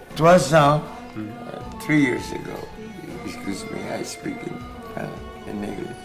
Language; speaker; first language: English; non-native, learner; French